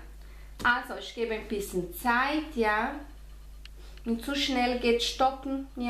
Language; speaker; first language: German; non-native, fluent; Spanish